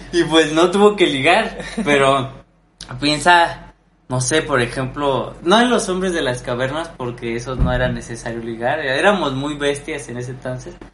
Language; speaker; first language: Spanish; native; Spanish